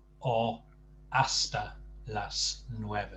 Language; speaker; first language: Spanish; non-native, fluent; English